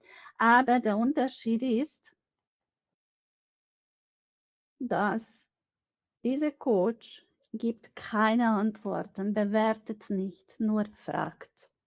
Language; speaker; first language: German; non-native, fluent; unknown